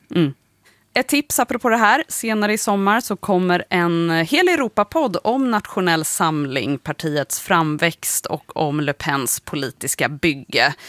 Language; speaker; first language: Swedish; native; Swedish